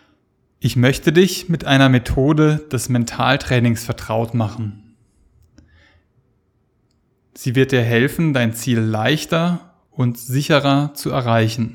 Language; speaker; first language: German; native; German